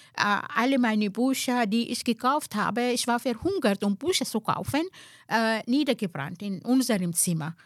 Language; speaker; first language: German; non-native, fluent; Arabic